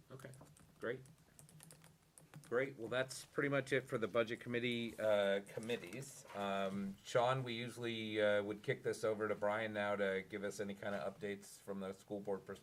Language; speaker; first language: English; native; English